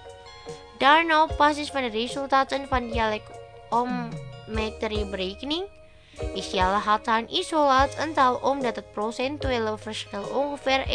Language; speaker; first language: Dutch; non-native, learner; Indonesian